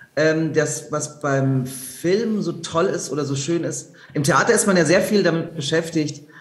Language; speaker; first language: German; native; German